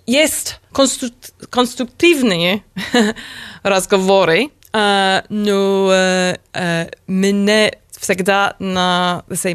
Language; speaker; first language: Russian; non-native, learner; English